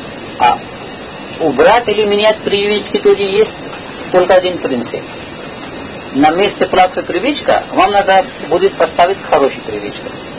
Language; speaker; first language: Russian; non-native, learner; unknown